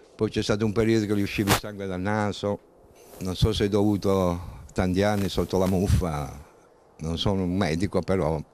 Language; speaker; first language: Italian; native; Italian